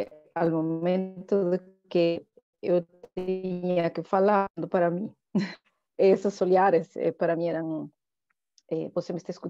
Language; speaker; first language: Portuguese; non-native, learner; Spanish